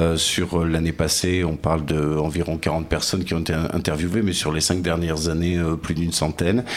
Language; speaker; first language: French; native; French